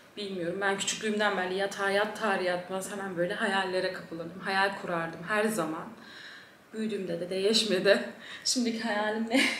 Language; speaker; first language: Turkish; early bilingual, heritage; Turkish